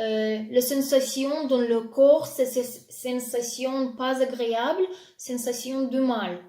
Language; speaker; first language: French; non-native, fluent; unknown